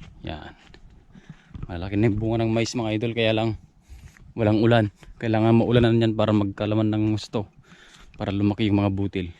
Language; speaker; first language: Filipino; native; Filipino